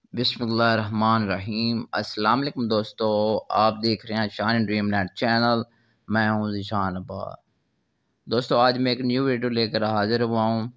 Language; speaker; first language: Urdu; non-native, local second language; Punjabi